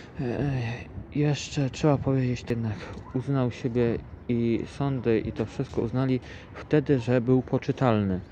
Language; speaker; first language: Polish; native; Polish